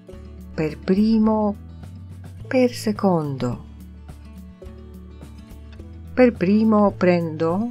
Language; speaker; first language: Italian; non-native, fluent; Polish